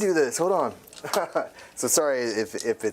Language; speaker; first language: English; native; English